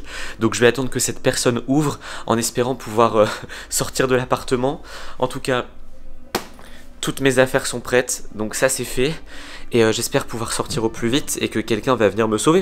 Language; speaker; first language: French; native; French